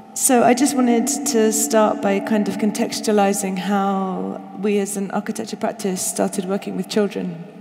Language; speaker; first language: English; native; English